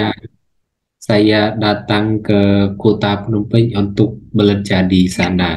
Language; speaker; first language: Indonesian; non-native, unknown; Khmer